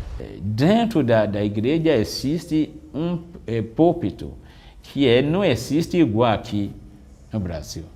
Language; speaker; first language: Portuguese; non-native, fluent; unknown